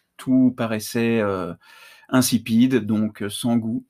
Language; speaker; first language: French; native; French